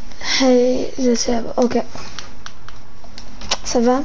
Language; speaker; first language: French; native; French